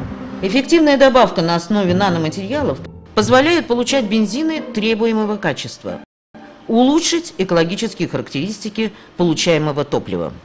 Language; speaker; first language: Russian; native; Russian